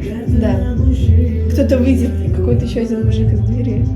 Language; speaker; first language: Russian; native; Russian